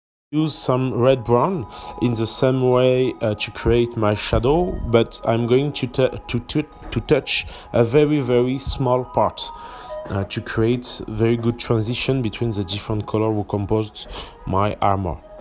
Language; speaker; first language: English; non-native, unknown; French